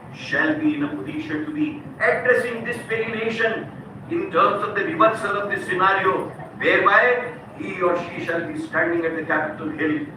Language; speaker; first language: English; non-native, local second language; Hindi